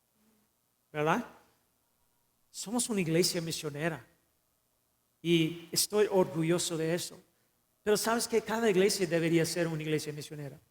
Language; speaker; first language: Spanish; non-native, fluent; English